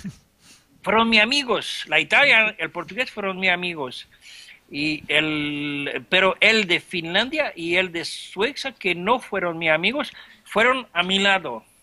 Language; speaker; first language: Spanish; non-native, fluent; French